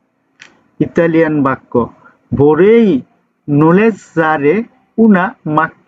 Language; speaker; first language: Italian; non-native, learner; Bangla